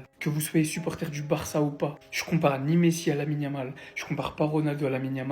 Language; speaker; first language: French; native; French